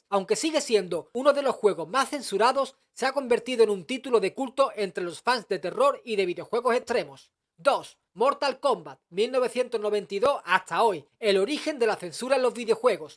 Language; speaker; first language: Spanish; native; Spanish